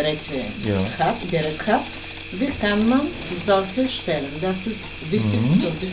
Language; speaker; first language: German; non-native, fluent; Bulgarian